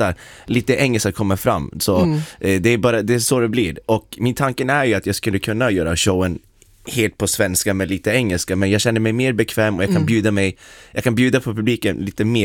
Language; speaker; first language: Swedish; non-native, local second language; English